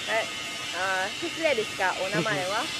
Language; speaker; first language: Japanese; non-native, learner; Vietnamese